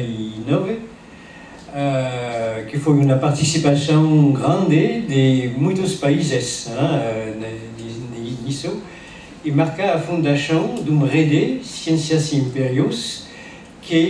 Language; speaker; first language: Portuguese; non-native, learner; French